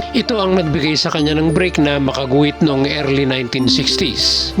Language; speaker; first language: Filipino; native; Filipino